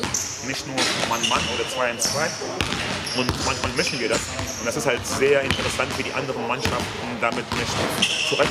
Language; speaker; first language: German; non-native, fluent; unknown